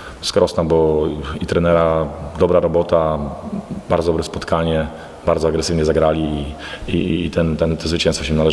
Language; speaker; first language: Polish; native; Polish